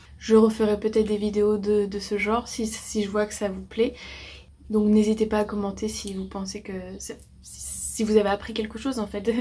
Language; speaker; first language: French; native; French